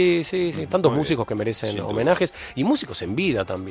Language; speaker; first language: Spanish; native; Spanish